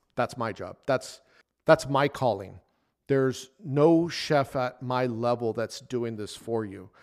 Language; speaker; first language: English; native; English